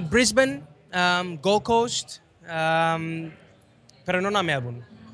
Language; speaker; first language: Italian; non-native, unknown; Sinhala